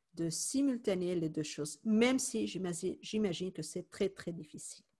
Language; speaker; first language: French; non-native, fluent; Spanish